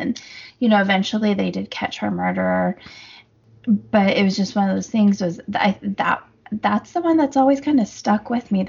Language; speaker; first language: English; native; English